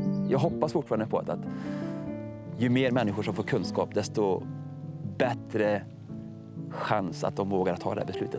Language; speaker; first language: Swedish; native; Swedish